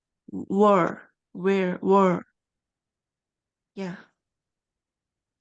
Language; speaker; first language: English; non-native, learner; Korean